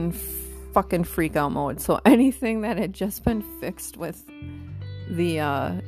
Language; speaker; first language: English; native; English